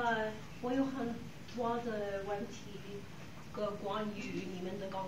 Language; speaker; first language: Chinese; non-native, learner; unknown